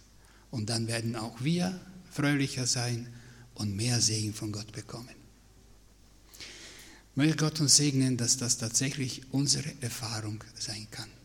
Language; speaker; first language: German; non-native, fluent; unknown